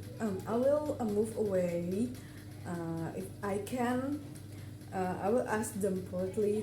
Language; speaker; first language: English; non-native, learner; Indonesian